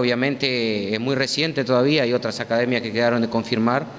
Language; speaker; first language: Spanish; native; Spanish